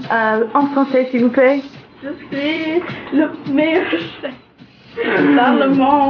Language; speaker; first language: French; non-native, learner; English